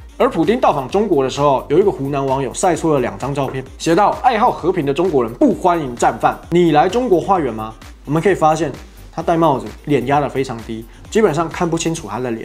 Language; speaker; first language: Chinese; native; Chinese